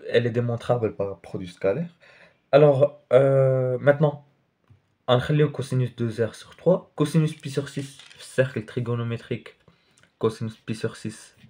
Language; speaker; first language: French; non-native, local second language; Arabic